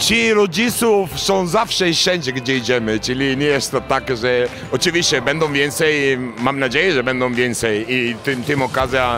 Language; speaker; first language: Polish; non-native, learner; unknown